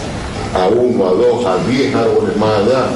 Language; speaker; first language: Spanish; native; Spanish